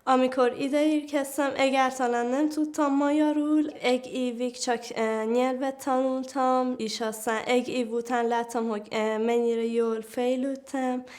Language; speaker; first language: Hungarian; non-native, fluent; Persian